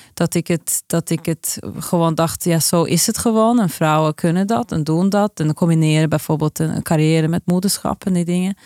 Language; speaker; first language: Dutch; non-native, fluent; Norwegian